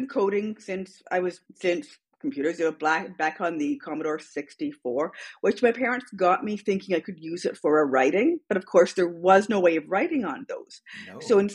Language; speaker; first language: English; native; English